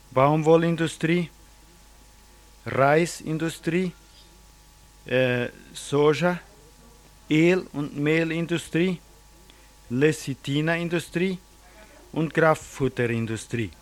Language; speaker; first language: German; early bilingual, heritage; German